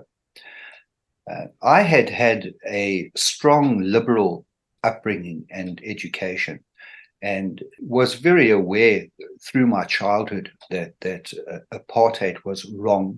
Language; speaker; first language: English; native; English